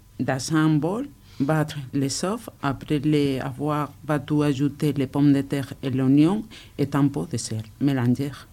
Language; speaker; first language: French; non-native, learner; Spanish